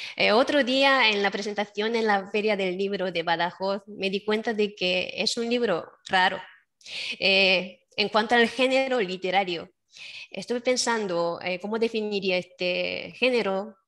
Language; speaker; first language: Spanish; non-native, fluent; Japanese